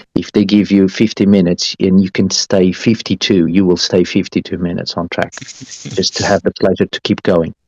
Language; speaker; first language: English; non-native, fluent; Portuguese